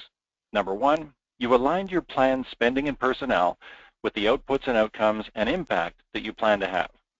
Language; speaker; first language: English; native; English